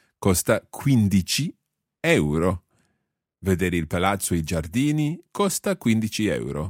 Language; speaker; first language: Italian; non-native, fluent; English